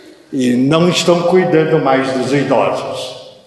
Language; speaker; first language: Portuguese; early bilingual, other home language; Japanese